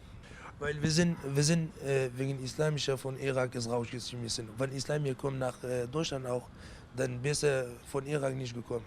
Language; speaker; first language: German; non-native, learner; Kurdish